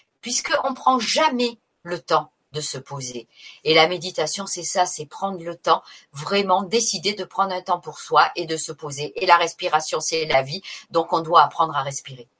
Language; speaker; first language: French; native; French